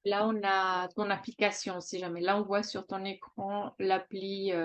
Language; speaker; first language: French; native; French